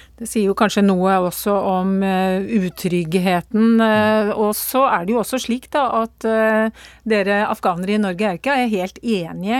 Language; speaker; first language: Norwegian; native; Norwegian